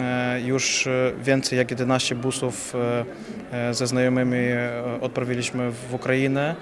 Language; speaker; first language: Polish; non-native, fluent; Ukrainian